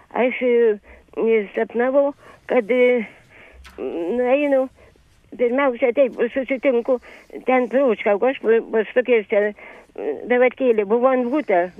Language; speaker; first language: Lithuanian; native; Lithuanian